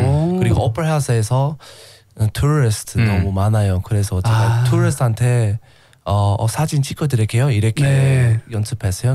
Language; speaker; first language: Korean; non-native, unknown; English